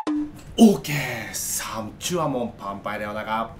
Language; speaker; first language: Thai; non-native, learner; Japanese